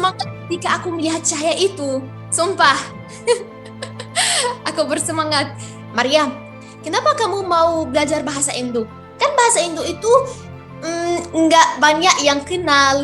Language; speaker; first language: Indonesian; non-native, fluent; Arabic